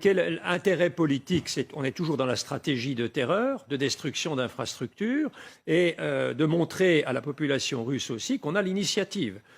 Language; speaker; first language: French; native; French